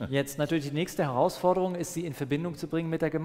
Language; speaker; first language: German; non-native, fluent; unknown